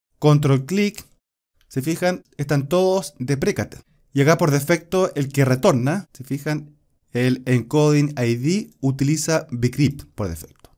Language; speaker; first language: Spanish; native; Spanish